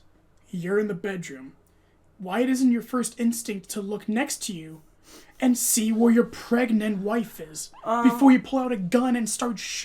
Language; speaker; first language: English; native; English